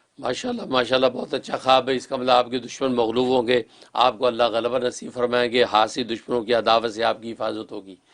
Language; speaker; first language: Urdu; native; Urdu